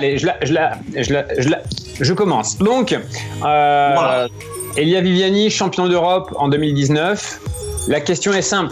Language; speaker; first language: French; native; French